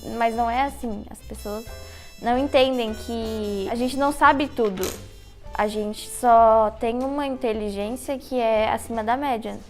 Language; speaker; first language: Portuguese; native; Portuguese